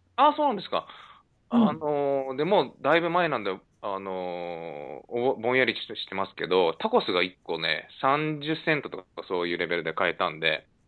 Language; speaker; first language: Japanese; native; Japanese